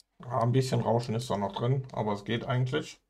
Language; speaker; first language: German; native; German